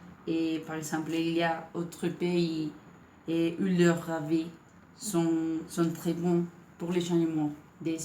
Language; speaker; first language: French; non-native, learner; Spanish